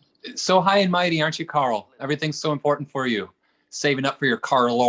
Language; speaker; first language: English; native; English